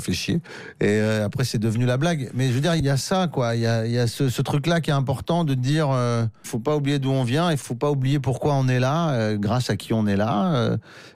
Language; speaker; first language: French; native; French